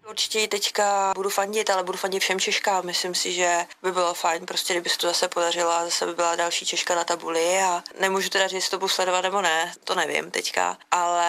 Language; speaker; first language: Czech; native; Czech